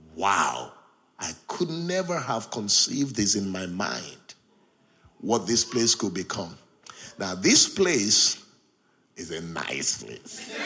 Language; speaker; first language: English; non-native, local second language; Yoruba